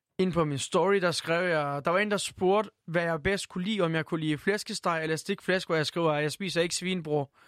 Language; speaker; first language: Danish; early bilingual, other home language; Turkish